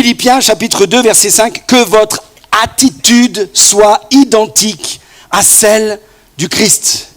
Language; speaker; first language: French; native; French